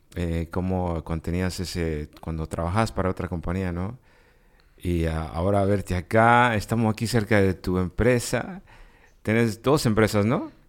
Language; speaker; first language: Spanish; early bilingual, heritage; Spanish